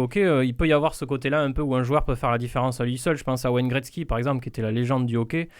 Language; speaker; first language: French; native; French